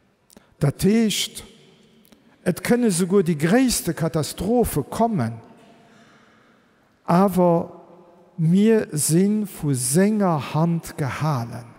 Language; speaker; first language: German; non-native, local second language; Luxembourgish